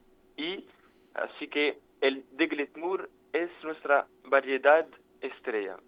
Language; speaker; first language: Spanish; non-native, fluent; French